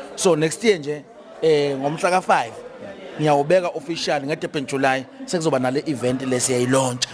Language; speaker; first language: Zulu; native; Zulu